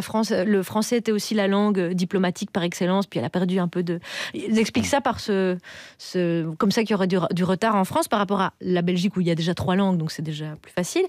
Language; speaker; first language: French; native; French